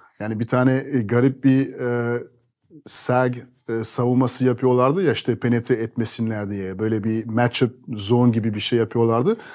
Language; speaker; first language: Turkish; non-native, fluent; French